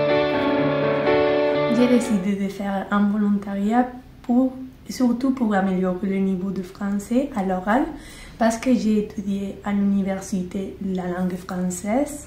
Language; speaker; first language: French; non-native, learner; Spanish